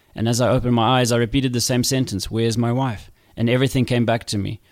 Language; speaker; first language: English; native; English